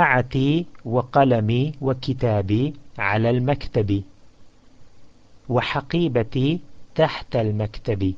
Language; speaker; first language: Arabic; non-native, fluent; English